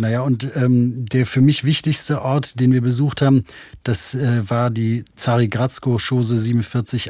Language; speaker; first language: German; native; German